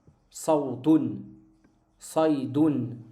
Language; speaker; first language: Arabic; non-native, fluent; French